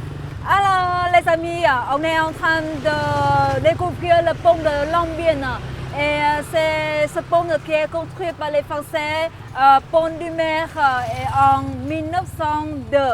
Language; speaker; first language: French; non-native, fluent; Vietnamese